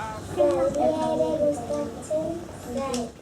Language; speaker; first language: Basque; non-native, local second language; Spanish